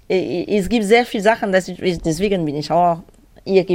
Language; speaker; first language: German; non-native, learner; French